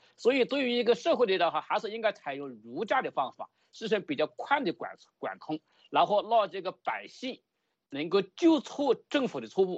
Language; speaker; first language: Chinese; native; Chinese